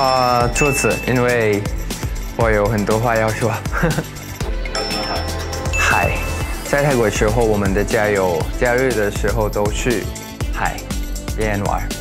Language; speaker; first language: Chinese; non-native, fluent; Thai